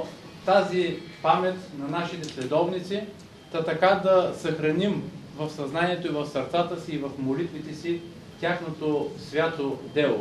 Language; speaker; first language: Bulgarian; native; Bulgarian